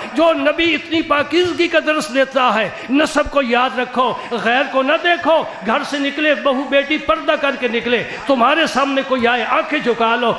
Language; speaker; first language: Urdu; non-native, local second language; Punjabi